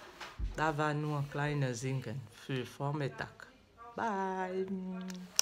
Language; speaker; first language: German; non-native, learner; French